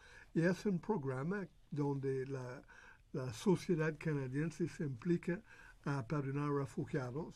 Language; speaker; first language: Spanish; non-native, fluent; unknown